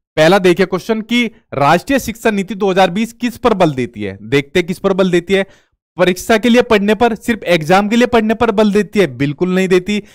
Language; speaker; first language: Hindi; native; Hindi